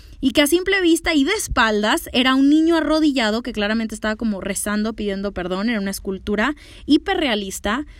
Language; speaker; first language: Spanish; native; Spanish